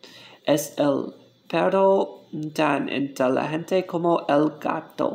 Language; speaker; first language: Spanish; non-native, learner; English